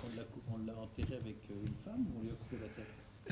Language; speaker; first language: French; native; French